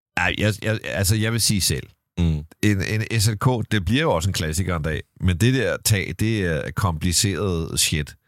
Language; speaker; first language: Danish; native; Danish